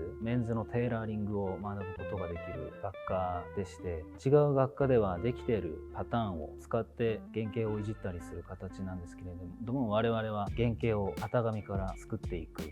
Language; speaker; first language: Japanese; non-native, fluent; Korean